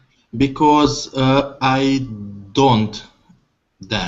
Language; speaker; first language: English; non-native, learner; Hungarian